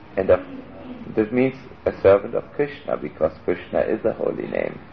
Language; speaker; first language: English; non-native, fluent; German